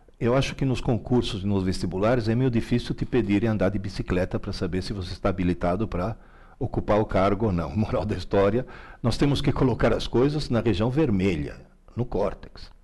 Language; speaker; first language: Portuguese; early bilingual, other home language; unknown